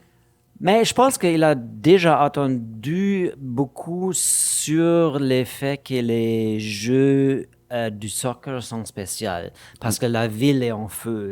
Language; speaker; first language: French; non-native, fluent; German